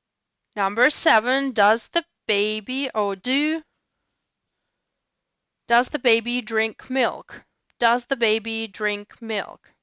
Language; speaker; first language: English; non-native, fluent; Russian